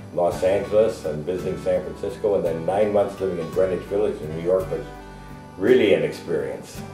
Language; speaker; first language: English; native; English